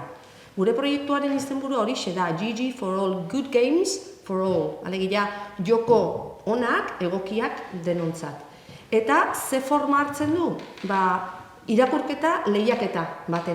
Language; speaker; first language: Basque; native; Basque